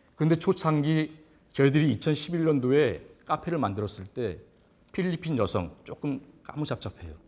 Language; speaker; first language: Korean; native; Korean